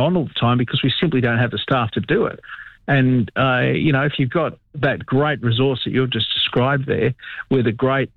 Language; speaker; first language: English; native; English